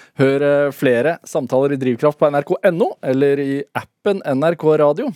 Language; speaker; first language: Norwegian; native; Norwegian